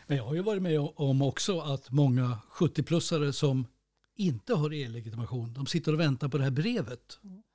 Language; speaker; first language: Swedish; native; Swedish